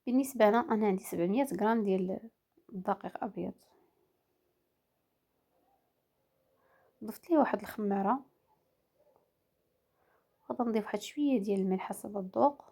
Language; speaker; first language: Arabic; native; Arabic